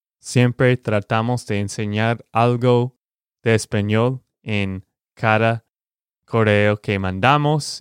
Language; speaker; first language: Spanish; non-native, fluent; English